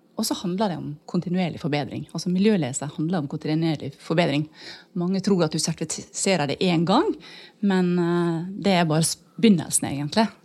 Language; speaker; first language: Norwegian; native; Norwegian